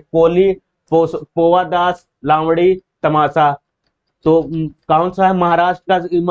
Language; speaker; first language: Hindi; native; Hindi